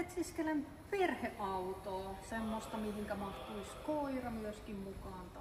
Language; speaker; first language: Finnish; native; Finnish